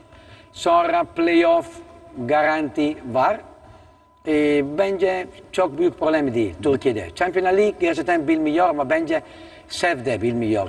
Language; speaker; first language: Turkish; non-native, learner; Italian